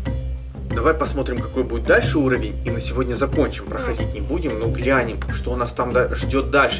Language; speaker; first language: Russian; native; Russian